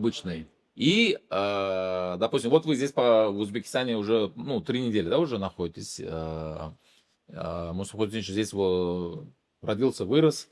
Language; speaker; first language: Russian; non-native, local second language; Uzbek